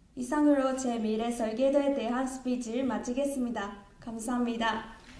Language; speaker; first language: Korean; non-native, learner; Japanese